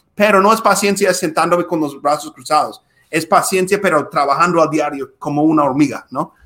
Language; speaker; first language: Spanish; non-native, fluent; English